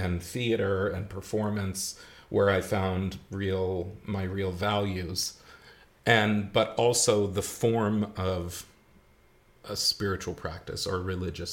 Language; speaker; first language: English; native; English